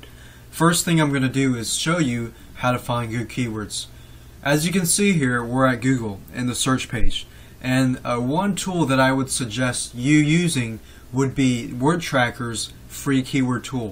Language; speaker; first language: English; native; English